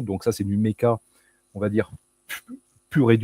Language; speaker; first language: French; native; French